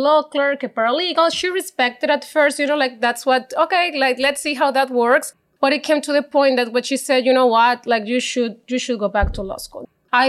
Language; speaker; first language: English; non-native, fluent; Spanish